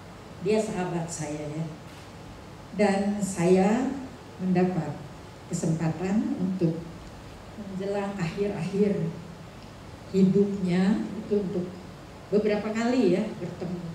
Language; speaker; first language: Indonesian; native; Indonesian